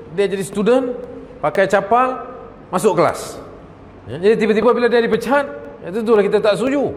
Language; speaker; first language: Malay; native; Malay